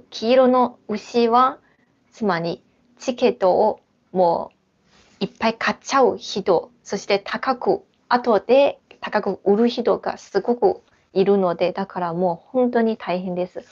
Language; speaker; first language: Japanese; non-native, fluent; Chinese